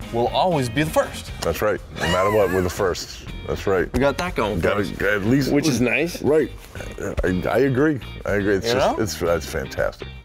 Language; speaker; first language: English; native; English